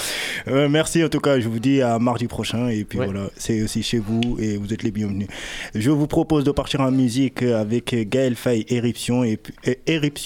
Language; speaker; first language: French; native; French